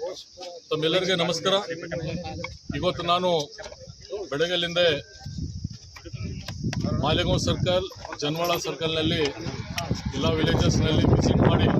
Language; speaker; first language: Kannada; non-native, local second language; Urdu